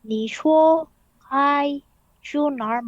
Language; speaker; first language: Chinese; non-native, learner; Indonesian